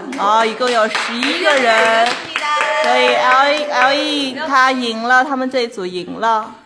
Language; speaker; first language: Chinese; native; Chinese